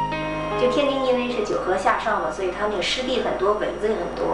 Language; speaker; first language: Chinese; native; Chinese